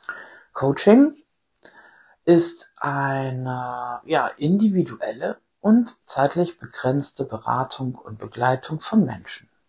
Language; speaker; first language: German; native; German